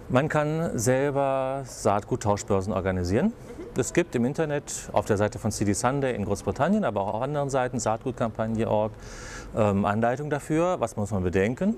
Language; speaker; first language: German; native; German